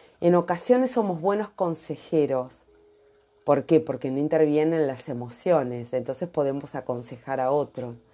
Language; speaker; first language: Spanish; native; Spanish